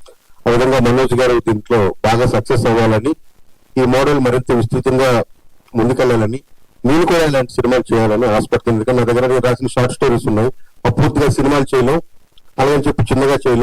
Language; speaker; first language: Telugu; native; Telugu